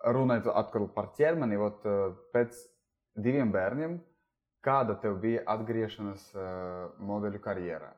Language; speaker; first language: Latvian; non-native, local second language; Russian